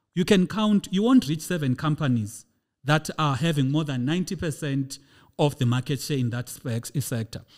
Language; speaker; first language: English; non-native, local second language; Xhosa